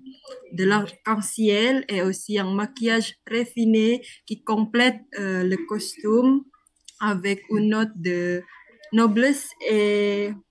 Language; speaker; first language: French; non-native, learner; Indonesian